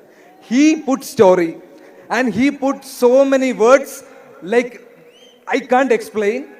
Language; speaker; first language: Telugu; non-native, learner; Malayalam